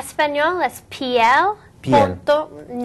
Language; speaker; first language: Spanish; non-native, learner; English